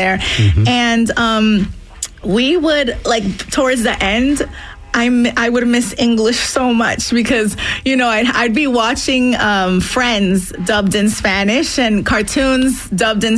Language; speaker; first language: English; non-native, local second language; Spanish